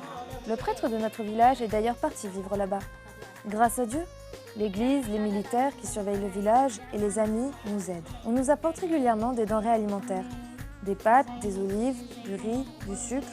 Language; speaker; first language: French; native; French